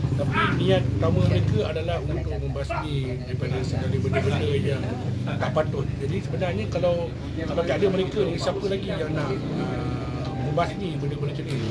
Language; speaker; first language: Malay; native; Malay